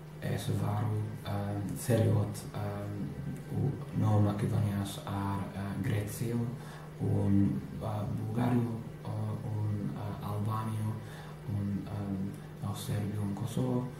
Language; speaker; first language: Latvian; non-native, learner; English